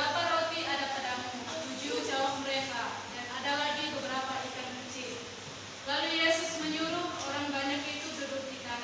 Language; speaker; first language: Indonesian; native; Indonesian